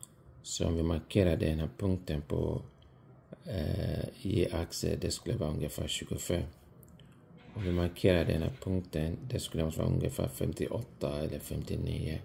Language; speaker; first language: Swedish; non-native, fluent; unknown